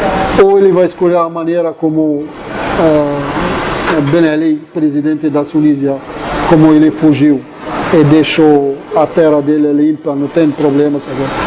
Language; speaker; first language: Portuguese; non-native, fluent; Arabic